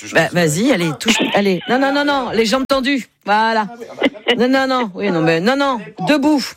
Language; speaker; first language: French; native; French